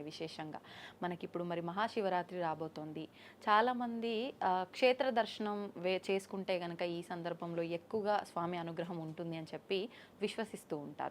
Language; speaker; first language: Telugu; native; Telugu